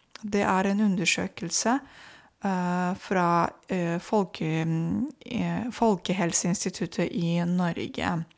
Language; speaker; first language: Norwegian; non-native, fluent; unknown